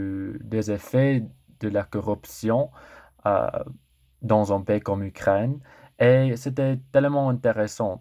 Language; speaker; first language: French; non-native, learner; English